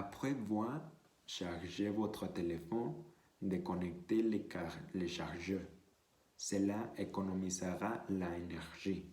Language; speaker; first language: French; non-native, learner; Spanish